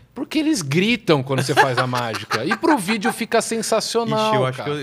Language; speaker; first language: Portuguese; native; Portuguese